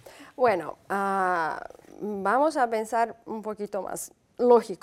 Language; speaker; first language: Spanish; non-native, fluent; Uzbek